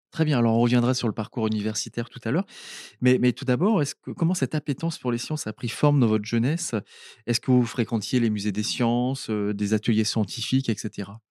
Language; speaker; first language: French; native; French